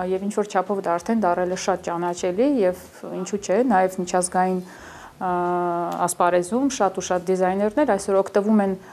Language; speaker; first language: Armenian; early bilingual, heritage; Armenian